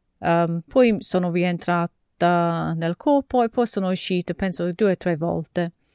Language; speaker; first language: Italian; non-native, fluent; English